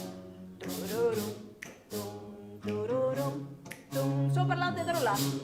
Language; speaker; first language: Icelandic; native; Icelandic